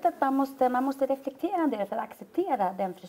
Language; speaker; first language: Swedish; native; Swedish